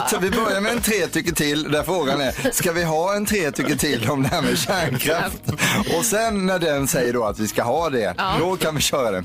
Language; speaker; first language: Swedish; native; Swedish